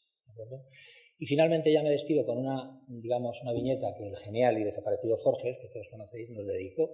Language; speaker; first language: Spanish; native; Spanish